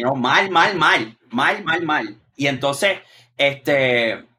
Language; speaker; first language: Spanish; native; Spanish